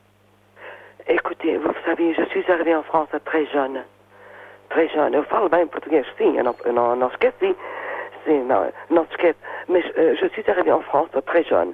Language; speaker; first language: French; non-native, fluent; Portuguese